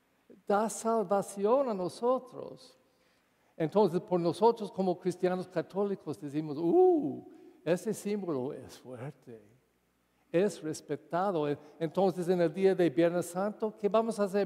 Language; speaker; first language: Spanish; non-native, fluent; English